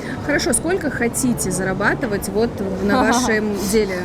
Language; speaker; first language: Russian; native; Russian